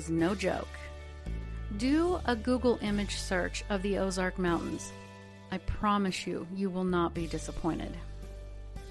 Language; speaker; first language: English; native; English